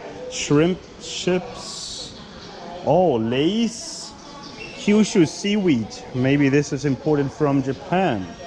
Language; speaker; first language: English; non-native, fluent; German